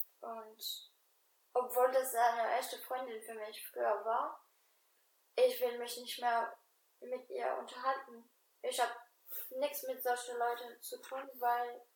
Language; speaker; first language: German; non-native, fluent; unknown